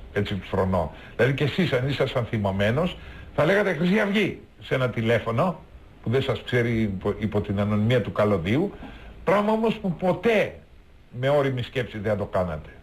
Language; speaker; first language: Greek; native; Greek